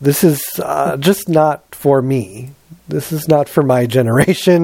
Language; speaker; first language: English; native; English